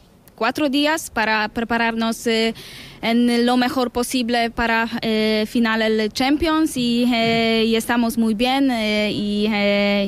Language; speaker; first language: Spanish; non-native, learner; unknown